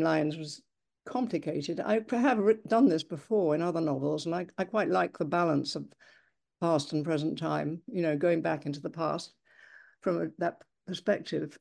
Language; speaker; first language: English; native; English